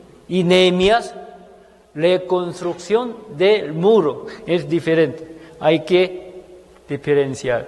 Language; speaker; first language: Spanish; non-native, fluent; Korean